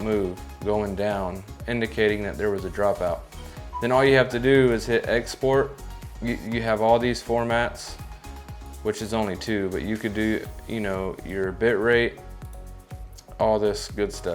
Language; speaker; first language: English; native; English